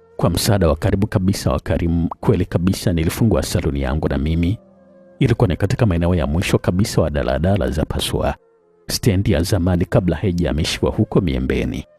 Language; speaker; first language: Swahili; native; Swahili